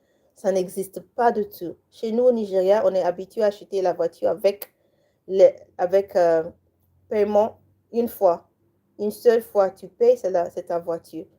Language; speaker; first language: French; non-native, learner; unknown